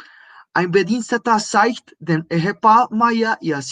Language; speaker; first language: German; non-native, fluent; Spanish